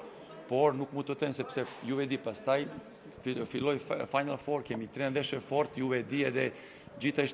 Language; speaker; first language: Albanian; non-native, learner; Serbian